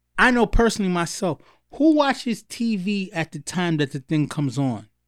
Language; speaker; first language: English; early bilingual, other home language; Haitian Creole